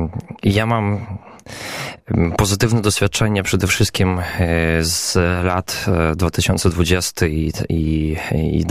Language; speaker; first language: Polish; non-native, local second language; Belarusian